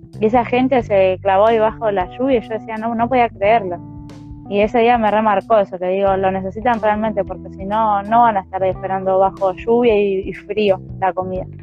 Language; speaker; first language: Spanish; native; Spanish